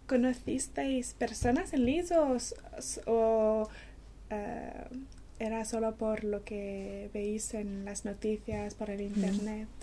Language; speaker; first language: Spanish; non-native, learner; English